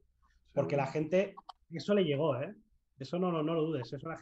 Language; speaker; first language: Spanish; native; Spanish